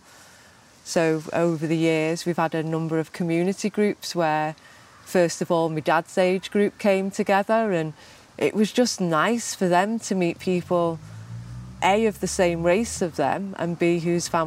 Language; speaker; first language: English; native; English